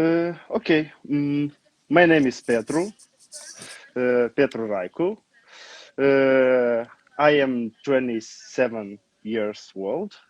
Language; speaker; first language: English; non-native, learner; Romanian